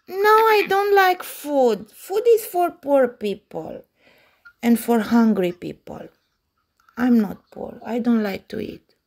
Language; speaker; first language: English; non-native, learner; Romanian